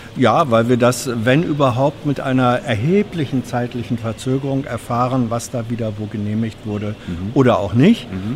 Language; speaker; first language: German; native; German